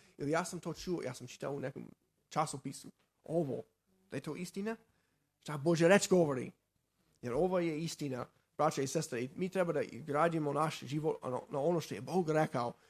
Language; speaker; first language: Serbian; non-native, fluent; Slovak